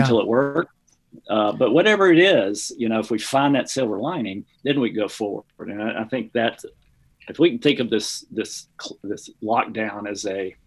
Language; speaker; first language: English; native; English